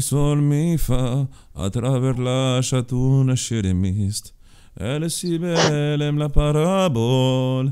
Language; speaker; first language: French; native; French